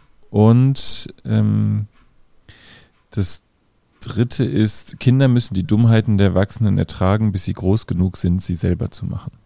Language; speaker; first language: German; native; German